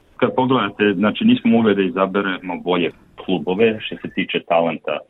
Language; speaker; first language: Serbian; native; Serbian